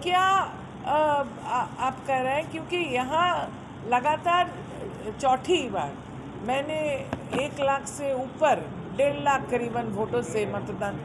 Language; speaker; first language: Hindi; non-native, local second language; Bangla